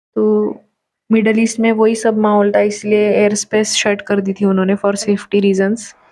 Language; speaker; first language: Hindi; non-native, local second language; Marathi